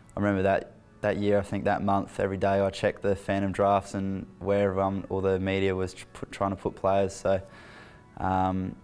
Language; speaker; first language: English; native; English